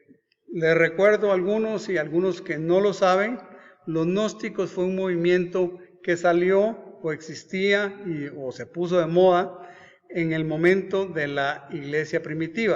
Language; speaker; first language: Spanish; native; Spanish